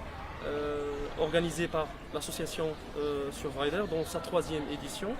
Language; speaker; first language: French; non-native, local second language; Arabic